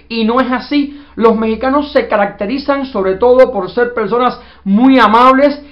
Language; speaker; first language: Spanish; native; Spanish